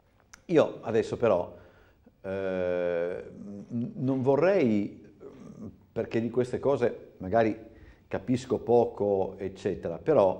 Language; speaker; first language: Italian; native; Italian